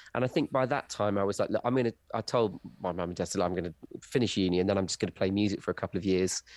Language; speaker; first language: English; native; English